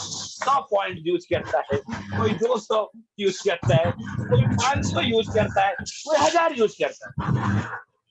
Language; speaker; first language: Hindi; native; Hindi